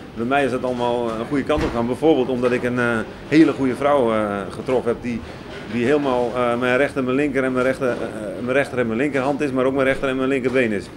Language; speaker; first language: Dutch; native; Dutch